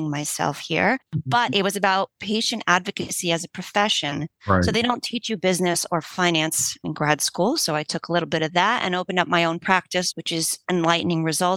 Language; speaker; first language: English; early bilingual, other home language; Polish